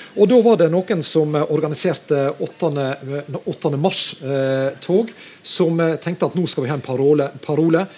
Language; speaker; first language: Norwegian; native; Norwegian